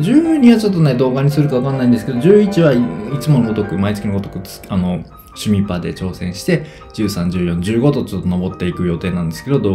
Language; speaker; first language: Japanese; native; Japanese